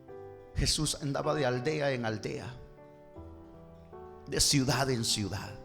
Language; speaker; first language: Spanish; native; Spanish